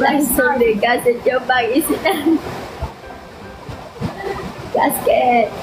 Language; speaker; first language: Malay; non-native, fluent; Vietnamese